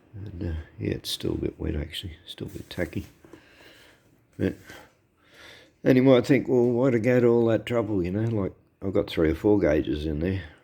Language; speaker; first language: English; native; English